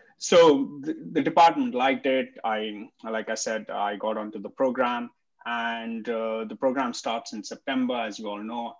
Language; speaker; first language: English; non-native, local second language; Hindi